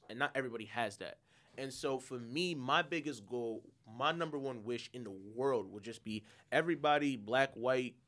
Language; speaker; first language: English; early bilingual, other home language; Yoruba